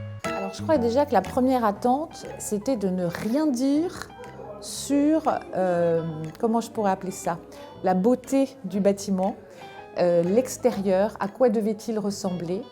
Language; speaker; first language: French; native; French